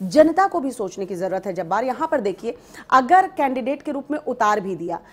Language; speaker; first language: Hindi; native; Hindi